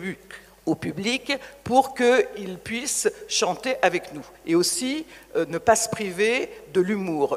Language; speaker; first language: French; native; French